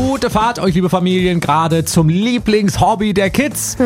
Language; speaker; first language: German; native; German